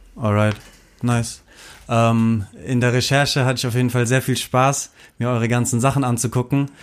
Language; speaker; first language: German; native; German